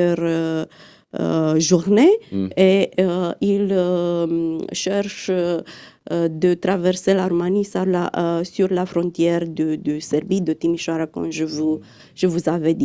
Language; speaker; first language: French; non-native, fluent; Romanian